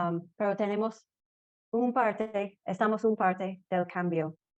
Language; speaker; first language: Spanish; non-native, fluent; English